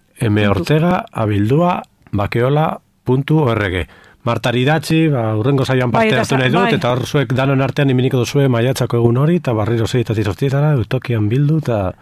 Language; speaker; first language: Basque; native; Basque